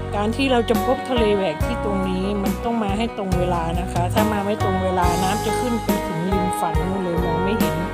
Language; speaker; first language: Thai; non-native, local second language; Northeastern Thai